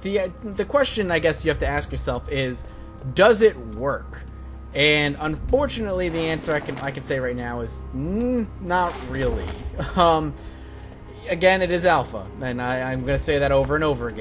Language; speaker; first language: English; native; English